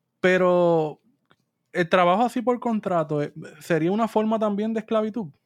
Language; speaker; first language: Spanish; native; Spanish